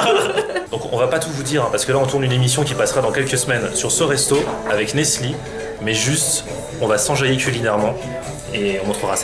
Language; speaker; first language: French; native; French